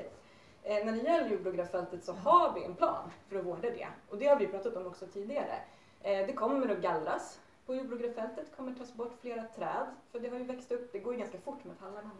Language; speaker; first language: Swedish; native; Swedish